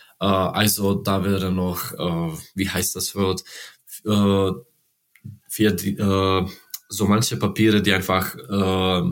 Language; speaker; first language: German; non-native, learner; Serbian